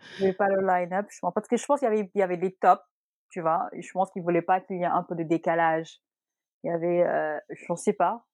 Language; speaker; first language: French; non-native, local second language; Wolof